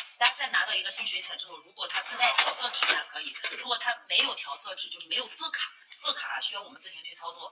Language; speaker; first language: Chinese; native; Chinese